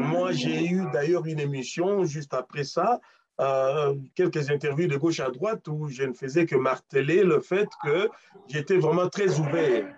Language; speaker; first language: French; non-native, local second language; Luba-Lulua